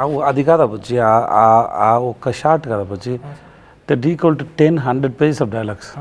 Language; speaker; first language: Telugu; non-native, local second language; Tamil